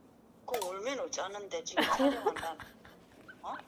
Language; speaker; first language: Korean; native; Korean